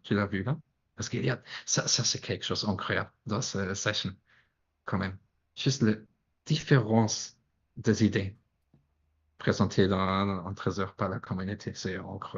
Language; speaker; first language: French; non-native, fluent; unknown